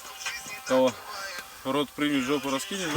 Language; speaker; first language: Russian; native; Russian